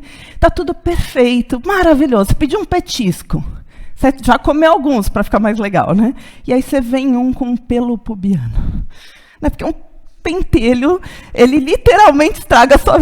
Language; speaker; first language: Portuguese; native; Portuguese